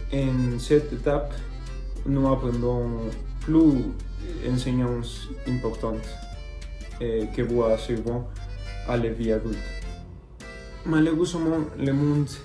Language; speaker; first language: French; non-native, learner; Spanish